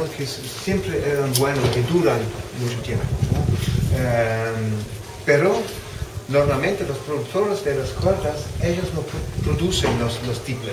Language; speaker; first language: Spanish; non-native, fluent; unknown